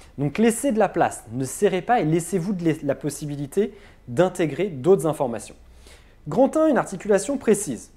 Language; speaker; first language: French; native; French